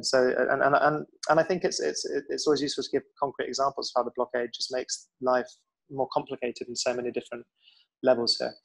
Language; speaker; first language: English; native; English